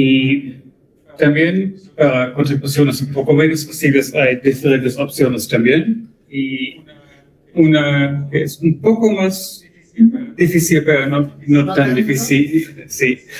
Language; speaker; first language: Spanish; non-native, learner; German